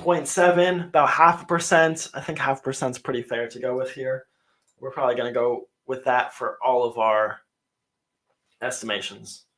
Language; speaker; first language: English; native; English